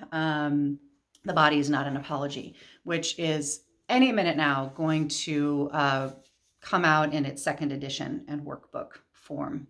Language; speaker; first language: English; native; English